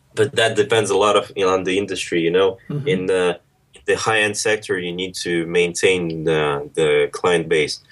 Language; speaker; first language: English; early bilingual, other home language; Russian